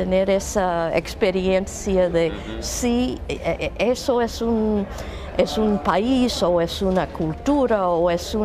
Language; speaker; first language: Spanish; non-native, fluent; English